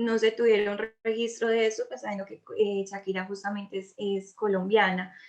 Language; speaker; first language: Spanish; native; Spanish